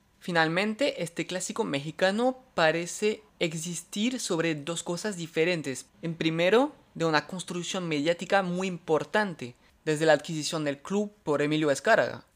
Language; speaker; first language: Spanish; non-native, fluent; French